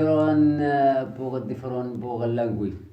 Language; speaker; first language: French; non-native, learner; Arabic